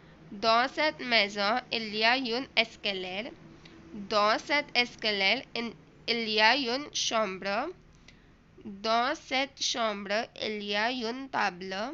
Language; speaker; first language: French; non-native, fluent; Hindi